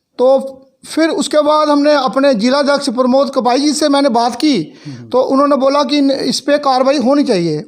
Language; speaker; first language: Hindi; non-native, local second language; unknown